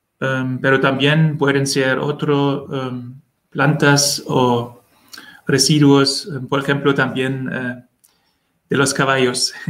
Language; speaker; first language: Spanish; non-native, learner; German